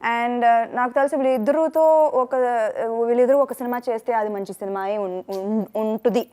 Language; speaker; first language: Telugu; non-native, fluent; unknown